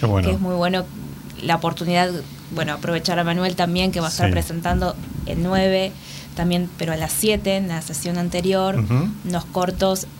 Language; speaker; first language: Spanish; native; Spanish